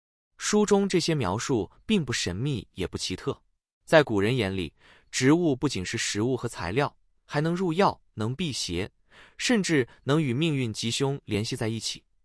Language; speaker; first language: Chinese; native; Chinese